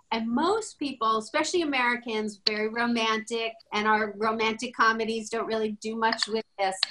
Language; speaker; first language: English; native; English